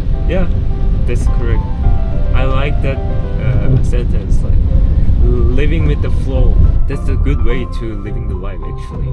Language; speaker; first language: English; non-native, learner; Korean